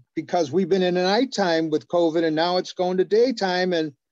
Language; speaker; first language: English; native; English